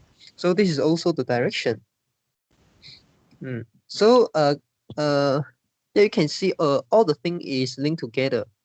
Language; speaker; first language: English; non-native, fluent; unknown